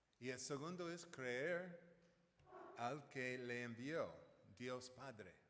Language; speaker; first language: Spanish; non-native, fluent; English